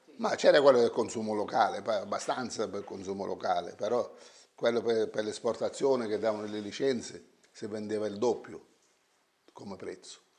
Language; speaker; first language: Italian; early bilingual, heritage; Italian